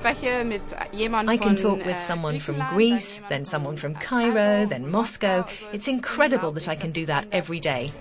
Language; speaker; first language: English; non-native, fluent; Turkish